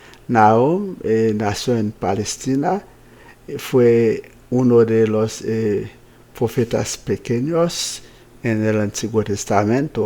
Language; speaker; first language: Spanish; non-native, fluent; Haitian Creole